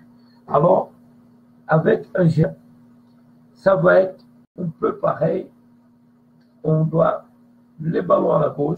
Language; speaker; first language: French; non-native, fluent; Portuguese